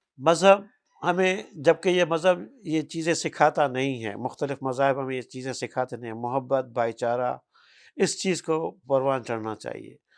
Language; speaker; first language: Urdu; non-native, local second language; Sindhi